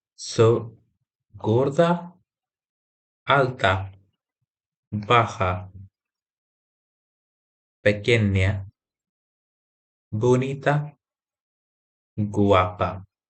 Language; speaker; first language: Spanish; non-native, fluent; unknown